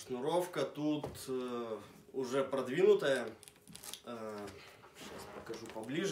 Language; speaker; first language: Russian; native; Russian